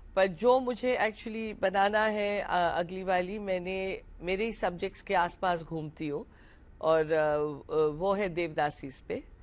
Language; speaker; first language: Hindi; non-native, local second language; Marathi